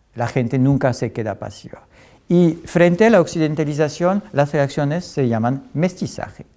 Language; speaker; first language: Spanish; non-native, fluent; French